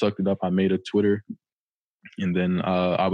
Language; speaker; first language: English; native; English